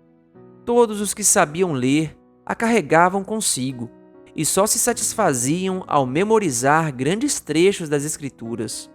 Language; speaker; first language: Portuguese; native; Portuguese